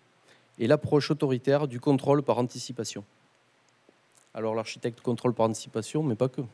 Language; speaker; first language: French; native; French